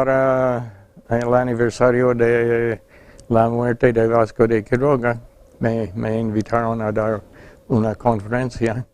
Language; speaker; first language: Spanish; non-native, fluent; English